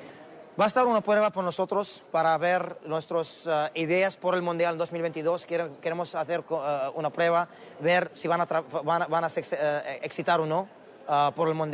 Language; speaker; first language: Spanish; non-native, learner; Arabic